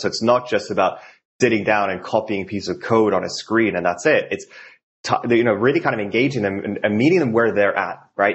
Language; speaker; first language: English; non-native, fluent; Norwegian